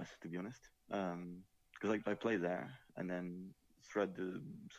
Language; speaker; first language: English; non-native, fluent; French